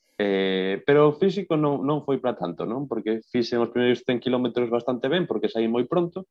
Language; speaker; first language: Galician; non-native, local second language; Spanish